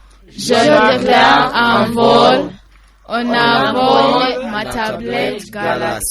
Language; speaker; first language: French; non-native, learner; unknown